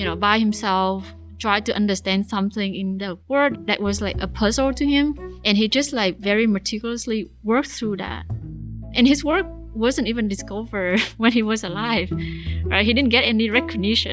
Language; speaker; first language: English; non-native, fluent; Vietnamese